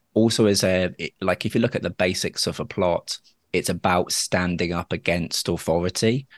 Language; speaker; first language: English; native; English